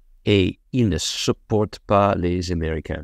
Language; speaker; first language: French; non-native, fluent; English